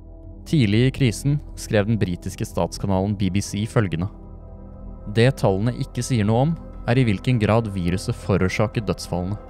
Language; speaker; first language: Norwegian; native; Norwegian